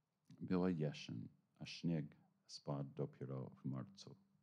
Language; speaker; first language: Polish; non-native, fluent; English